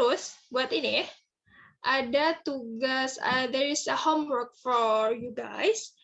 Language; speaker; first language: English; non-native, fluent; Indonesian